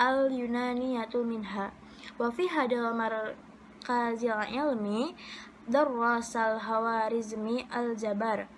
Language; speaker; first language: Arabic; non-native, learner; Indonesian